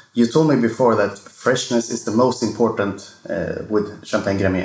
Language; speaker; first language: English; non-native, fluent; Swedish